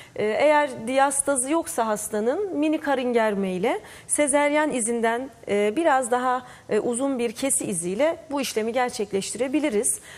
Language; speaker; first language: Turkish; native; Turkish